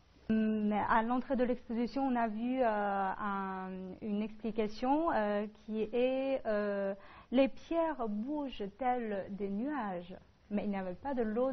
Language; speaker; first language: French; non-native, fluent; Chinese